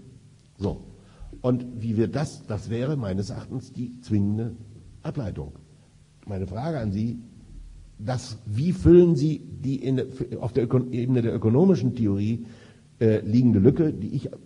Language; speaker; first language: German; native; German